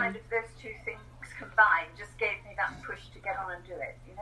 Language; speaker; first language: English; native; English